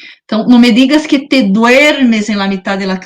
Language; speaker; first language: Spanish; non-native, learner; Portuguese